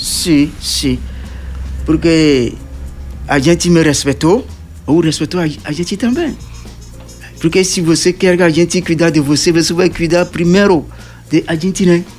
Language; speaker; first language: Portuguese; non-native, learner; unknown